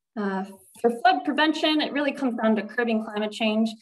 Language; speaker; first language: English; native; English